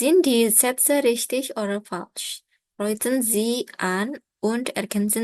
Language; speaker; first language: German; non-native, fluent; Indonesian